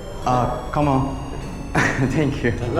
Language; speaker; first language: English; non-native, learner; Japanese